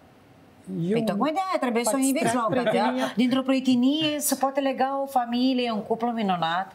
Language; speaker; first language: Romanian; native; Romanian